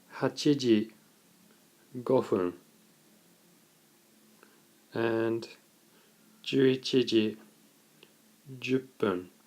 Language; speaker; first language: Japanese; non-native, fluent; English